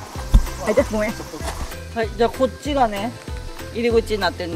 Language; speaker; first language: Japanese; native; Japanese